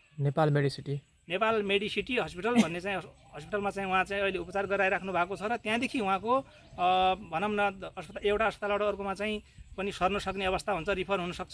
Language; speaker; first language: Nepali; native; Nepali